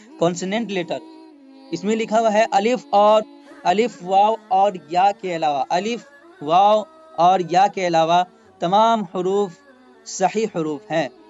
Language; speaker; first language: Urdu; native; Urdu